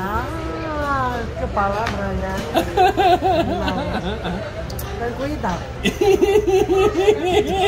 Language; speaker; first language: Spanish; non-native, fluent; Romanian